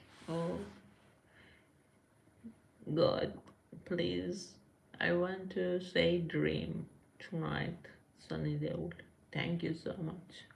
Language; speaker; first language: English; non-native, learner; Persian